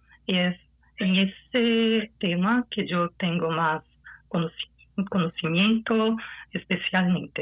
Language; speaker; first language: Spanish; non-native, fluent; Portuguese